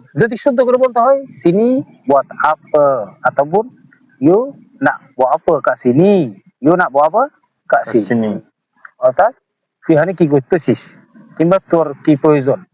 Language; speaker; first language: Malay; non-native, learner; Bangla